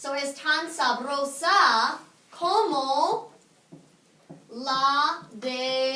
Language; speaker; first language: Spanish; non-native, fluent; English